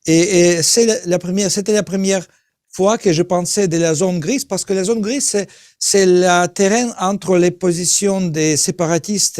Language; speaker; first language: French; non-native, learner; Russian